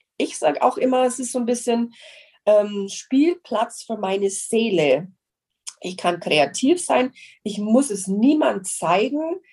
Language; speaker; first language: German; non-native, fluent; English